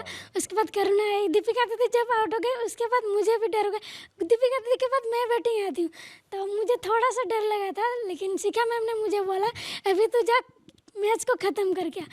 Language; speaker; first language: Hindi; non-native, local second language; Telugu